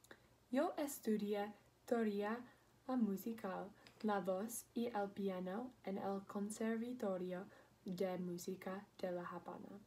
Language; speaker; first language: Spanish; non-native, learner; English